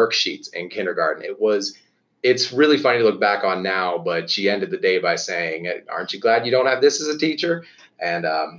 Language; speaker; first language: English; native; English